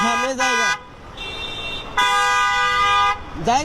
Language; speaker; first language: Hindi; non-native, learner; Bangla